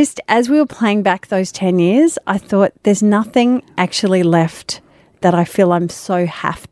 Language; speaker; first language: English; native; English